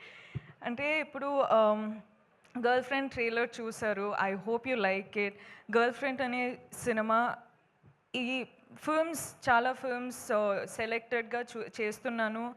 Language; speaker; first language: Telugu; non-native, local second language; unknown